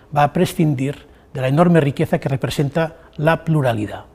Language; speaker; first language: Spanish; non-native, local second language; Catalan